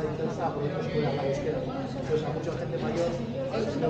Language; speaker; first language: Spanish; native; Spanish